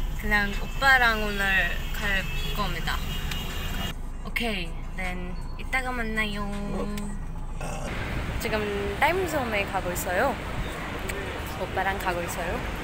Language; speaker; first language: Korean; non-native, learner; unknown